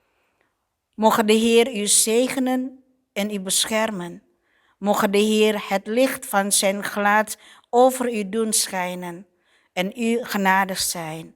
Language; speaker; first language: Dutch; non-native, fluent; Indonesian